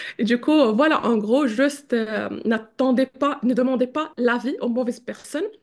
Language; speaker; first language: French; non-native, local second language; Arabic